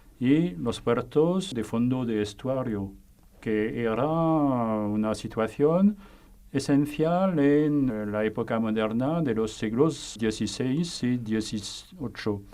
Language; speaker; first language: Spanish; non-native, fluent; French